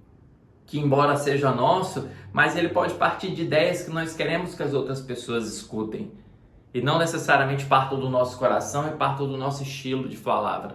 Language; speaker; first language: Portuguese; native; Portuguese